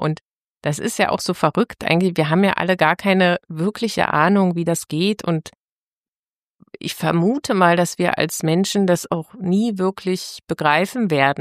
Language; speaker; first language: German; native; German